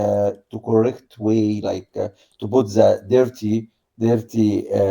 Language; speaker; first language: English; non-native, learner; Arabic